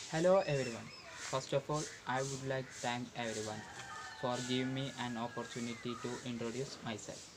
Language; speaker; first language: English; non-native, local second language; Malayalam